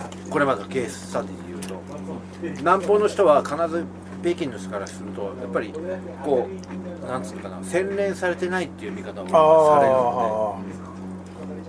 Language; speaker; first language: Japanese; native; Japanese